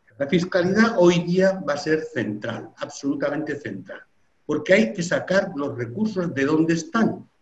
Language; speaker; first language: Spanish; native; Spanish